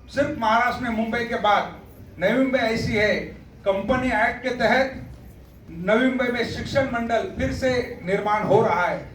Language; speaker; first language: Hindi; non-native, local second language; Marathi